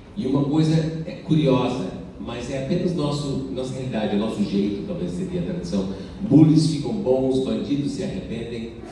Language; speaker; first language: Portuguese; non-native, fluent; English